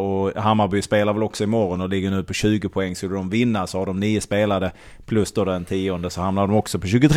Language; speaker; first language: Swedish; native; Swedish